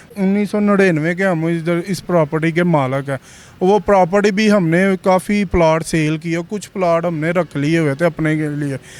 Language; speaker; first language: Urdu; non-native, local second language; Punjabi